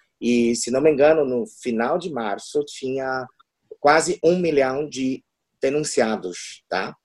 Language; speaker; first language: Portuguese; non-native, fluent; Chinese